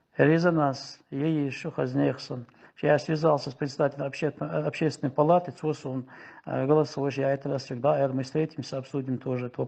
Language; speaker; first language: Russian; non-native, local second language; Chechen